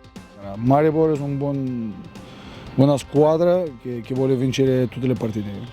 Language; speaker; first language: Italian; non-native, fluent; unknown